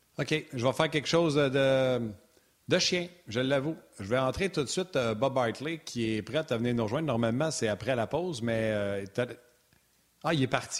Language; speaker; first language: French; native; French